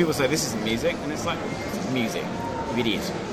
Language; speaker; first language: English; native; English